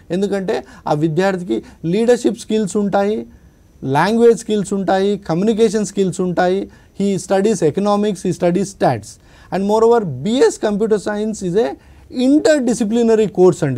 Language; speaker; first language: Telugu; native; Telugu